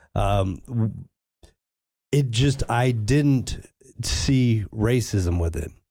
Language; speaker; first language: English; native; English